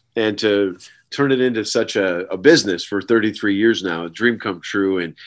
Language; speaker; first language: English; native; English